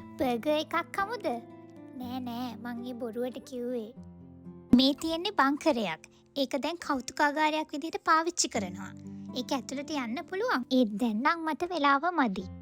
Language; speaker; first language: Sinhala; native; Sinhala